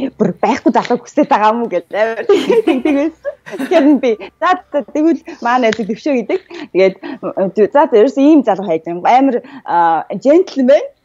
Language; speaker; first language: Mongolian; early bilingual, heritage; Mongolian